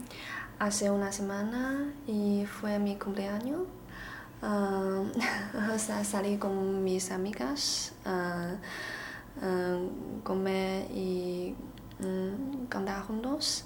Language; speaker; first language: Spanish; non-native, learner; Chinese